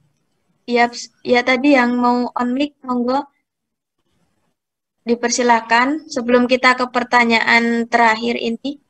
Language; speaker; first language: Indonesian; native; Indonesian